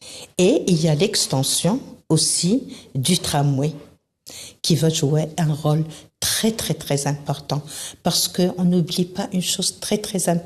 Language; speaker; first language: French; non-native, local second language; Arabic